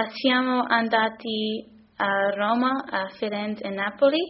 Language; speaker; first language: Italian; non-native, learner; English